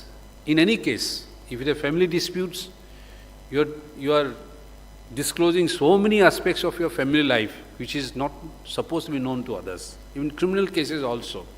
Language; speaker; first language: English; non-native, local second language; Manipuri